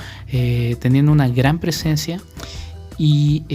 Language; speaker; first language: Spanish; native; Spanish